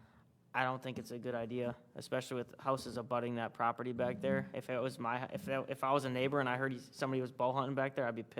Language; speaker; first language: English; native; English